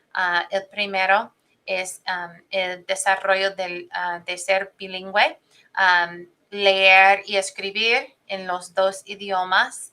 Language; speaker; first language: Spanish; non-native, fluent; English